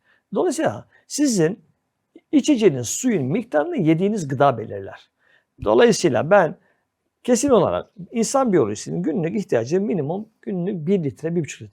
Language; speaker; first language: Turkish; native; Turkish